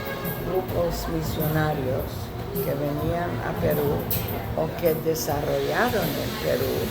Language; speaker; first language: Spanish; non-native, learner; English